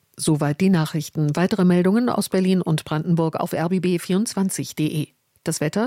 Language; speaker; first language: German; native; German